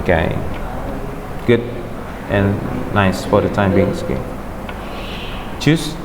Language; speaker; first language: English; non-native, fluent; Indonesian